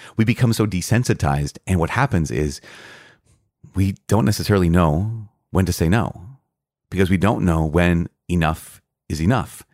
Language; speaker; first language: English; native; English